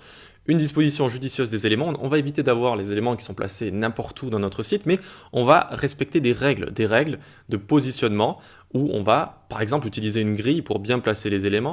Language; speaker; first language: French; native; French